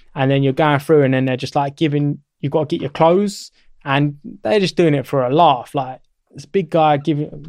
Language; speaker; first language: English; native; English